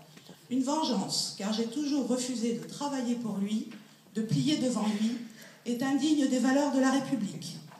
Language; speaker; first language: French; native; French